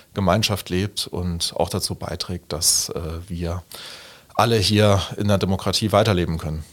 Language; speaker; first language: German; native; German